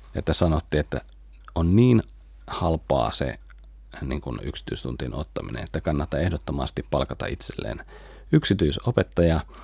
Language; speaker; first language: Finnish; native; Finnish